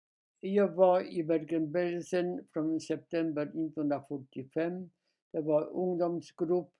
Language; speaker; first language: Swedish; non-native, fluent; Polish